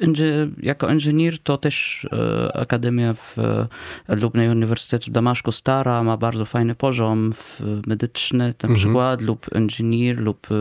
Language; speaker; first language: Polish; non-native, fluent; Arabic